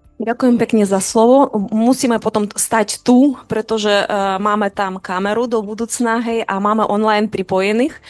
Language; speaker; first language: Slovak; non-native, fluent; Ukrainian